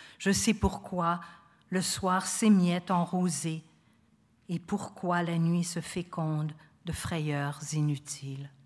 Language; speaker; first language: French; native; French